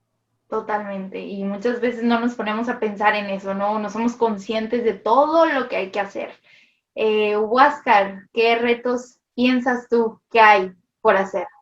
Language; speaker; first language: Spanish; native; Spanish